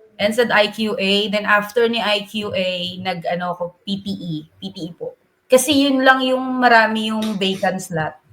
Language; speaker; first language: Filipino; native; Filipino